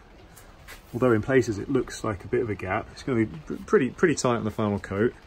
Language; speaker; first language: English; native; English